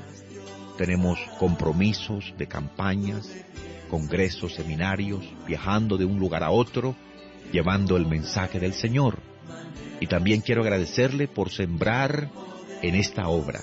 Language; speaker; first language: Spanish; native; Spanish